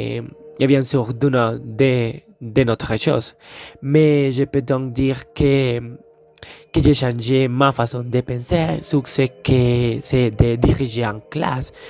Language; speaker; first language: French; non-native, learner; Spanish